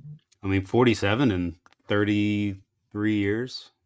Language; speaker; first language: English; native; English